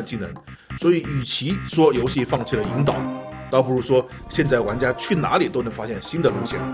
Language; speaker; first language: Chinese; native; Chinese